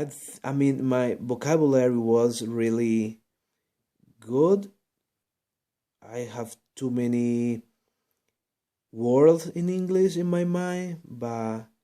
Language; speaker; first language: English; non-native, learner; Spanish